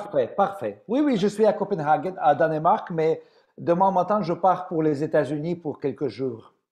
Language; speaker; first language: French; non-native, fluent; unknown